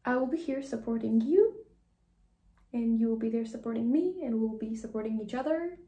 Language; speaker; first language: English; non-native, fluent; Georgian